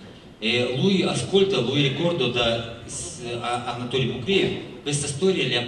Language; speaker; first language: Italian; non-native, learner; Russian